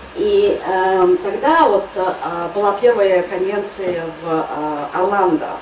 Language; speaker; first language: Russian; non-native, fluent; Mongolian